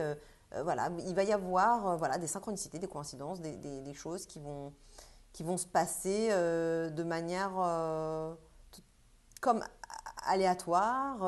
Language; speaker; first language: French; native; French